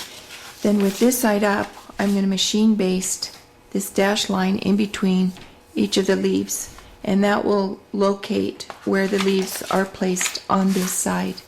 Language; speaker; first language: English; native; English